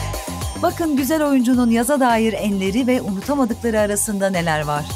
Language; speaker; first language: Turkish; native; Turkish